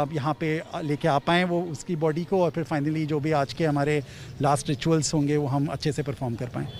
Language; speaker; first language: Hindi; native; Hindi